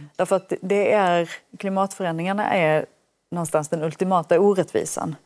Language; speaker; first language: Swedish; native; Swedish